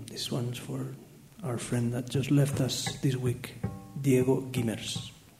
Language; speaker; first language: English; non-native, fluent; Catalan